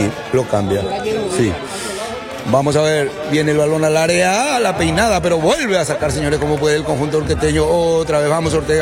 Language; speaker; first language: Spanish; native; Spanish